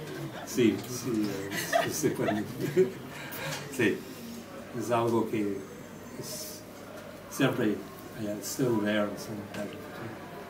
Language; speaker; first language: Spanish; non-native, learner; English